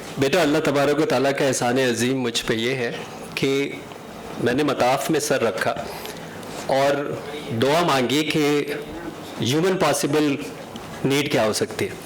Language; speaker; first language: Urdu; native; Urdu